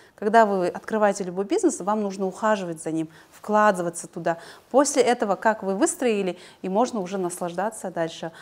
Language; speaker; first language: Russian; non-native, local second language; Kazakh